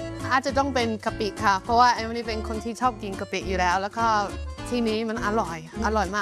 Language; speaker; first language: Thai; non-native, fluent; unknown